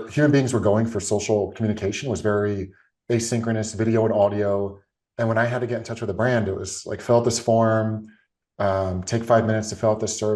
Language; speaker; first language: English; native; English